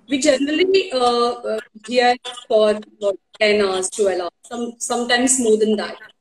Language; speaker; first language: English; non-native, local second language; Marathi